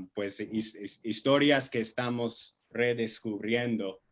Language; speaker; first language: Spanish; non-native, fluent; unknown